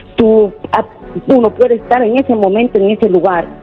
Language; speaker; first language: Spanish; native; Spanish